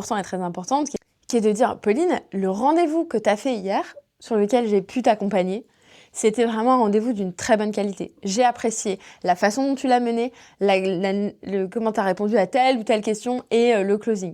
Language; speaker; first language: French; native; French